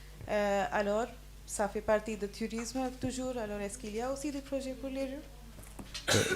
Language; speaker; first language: French; non-native, learner; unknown